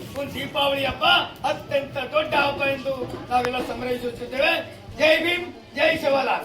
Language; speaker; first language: Kannada; non-native, local second language; Lambadi